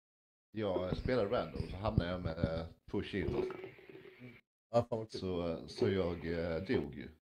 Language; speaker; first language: Swedish; native; Swedish